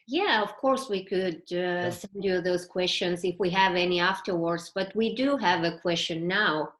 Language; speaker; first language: English; non-native, fluent; Estonian